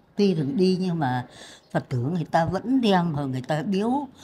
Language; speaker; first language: Vietnamese; native; Vietnamese